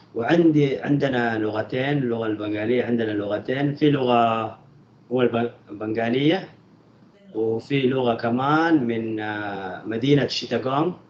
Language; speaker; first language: Arabic; non-native, local second language; Bangla